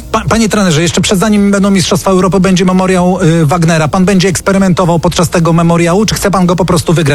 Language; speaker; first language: Polish; native; Polish